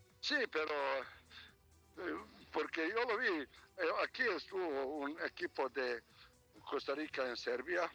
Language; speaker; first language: Spanish; non-native, learner; Serbian